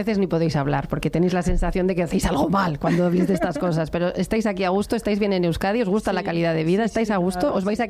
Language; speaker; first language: Spanish; native; Spanish